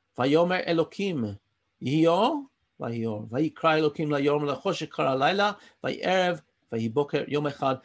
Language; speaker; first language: Hebrew; non-native, fluent; English